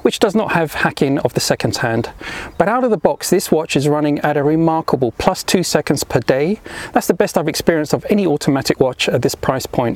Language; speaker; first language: English; native; English